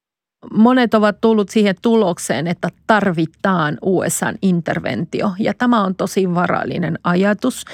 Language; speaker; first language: Finnish; non-native, fluent; Spanish